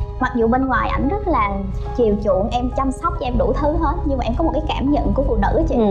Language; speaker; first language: Vietnamese; native; Vietnamese